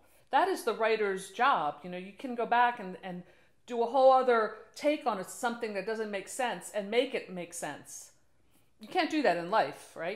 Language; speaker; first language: English; native; English